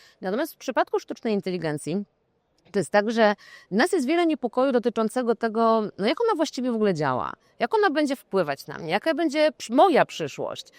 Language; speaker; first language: Polish; native; Polish